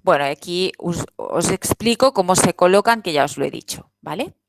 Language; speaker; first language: Spanish; non-native, local second language; Catalan